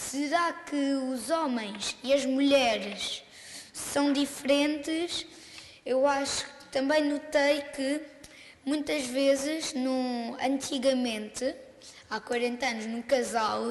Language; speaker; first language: Portuguese; non-native, local second language; French